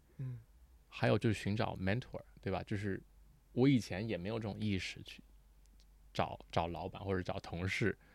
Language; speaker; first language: Chinese; early bilingual, heritage; Chinese